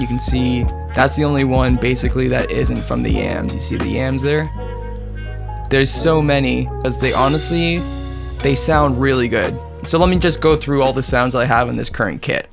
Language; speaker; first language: English; native; English